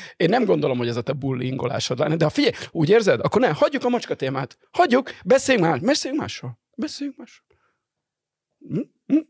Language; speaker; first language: Hungarian; native; Hungarian